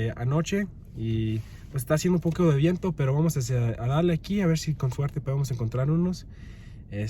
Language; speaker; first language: Spanish; early bilingual, other home language; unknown